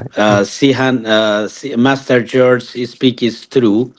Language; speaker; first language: English; non-native, learner; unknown